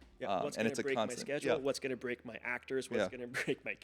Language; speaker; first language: English; native; English